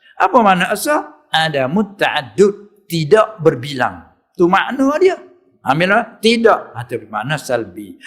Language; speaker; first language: Malay; native; Malay